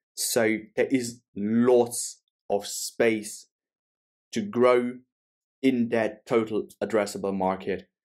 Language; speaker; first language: English; non-native, fluent; German